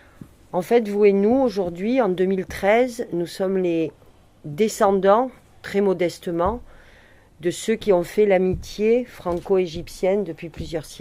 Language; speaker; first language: French; native; French